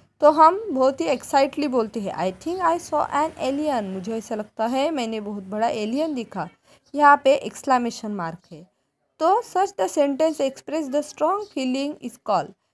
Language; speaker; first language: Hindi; non-native, local second language; Marathi